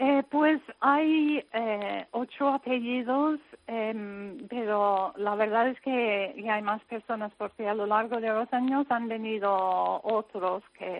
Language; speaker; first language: Spanish; non-native, fluent; English